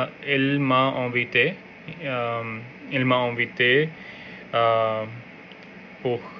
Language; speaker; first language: French; non-native, learner; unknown